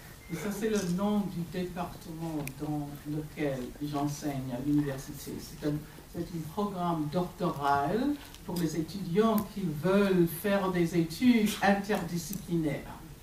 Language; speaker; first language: French; non-native, fluent; English